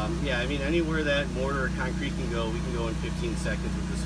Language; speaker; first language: English; native; English